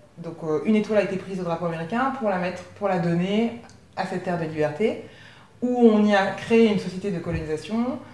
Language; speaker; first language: French; native; French